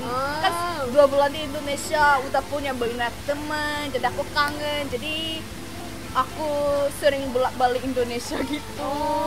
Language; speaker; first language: Indonesian; non-native, fluent; Korean